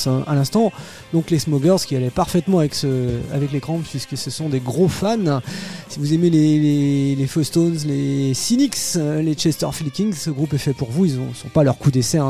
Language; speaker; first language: French; native; French